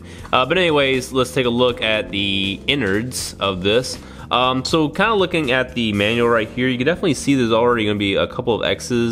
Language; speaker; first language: English; native; English